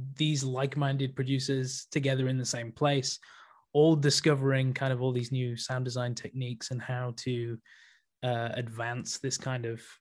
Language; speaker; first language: English; native; English